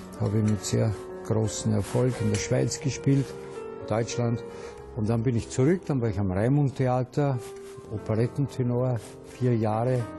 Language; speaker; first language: German; native; German